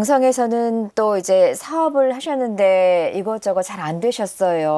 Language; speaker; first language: Korean; native; Korean